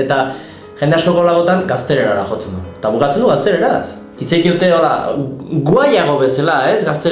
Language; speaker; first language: Basque; native; Basque